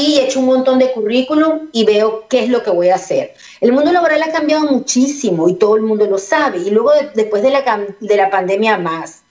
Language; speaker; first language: Spanish; native; Spanish